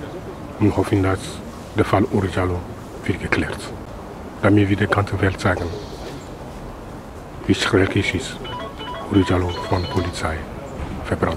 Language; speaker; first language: German; non-native, learner; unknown